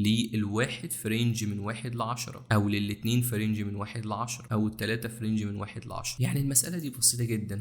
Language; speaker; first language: Arabic; native; Arabic